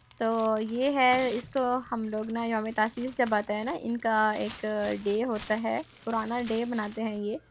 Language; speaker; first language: Urdu; native; Urdu